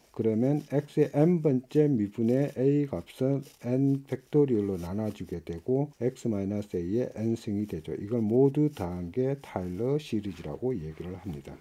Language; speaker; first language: Korean; native; Korean